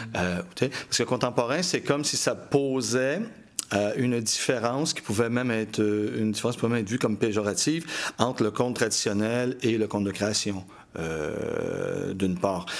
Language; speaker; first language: French; native; French